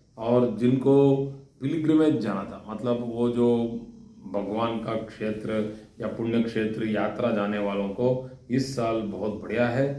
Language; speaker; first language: Hindi; non-native, local second language; Kannada